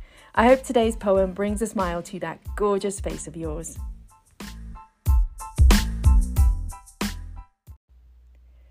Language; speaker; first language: English; native; English